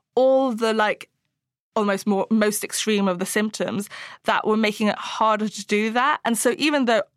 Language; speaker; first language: English; native; English